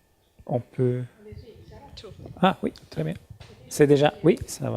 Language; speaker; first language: French; non-native, learner; German